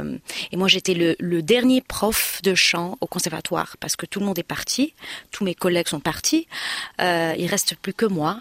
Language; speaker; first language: French; non-native, local second language; Arabic